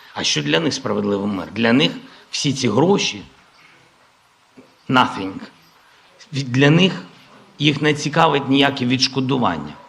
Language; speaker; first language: Ukrainian; non-native, local second language; Russian